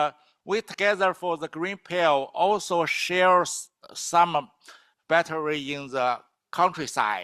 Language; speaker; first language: English; non-native, learner; Chinese